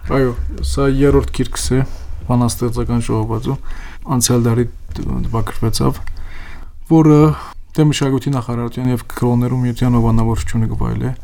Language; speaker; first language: Armenian; early bilingual, heritage; Armenian